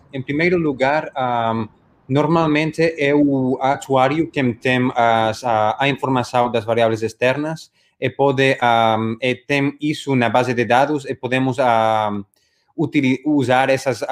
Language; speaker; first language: Portuguese; non-native, learner; Spanish